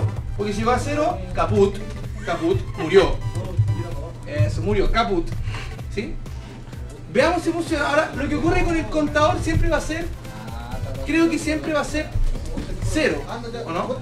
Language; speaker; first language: Spanish; native; Spanish